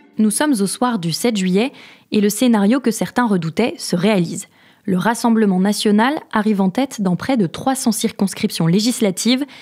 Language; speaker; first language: French; native; French